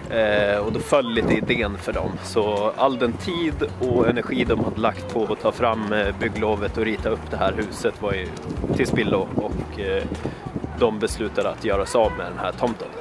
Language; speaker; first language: Swedish; native; Swedish